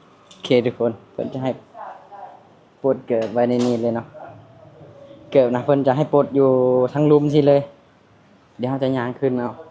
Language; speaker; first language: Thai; non-native, local second language; Lao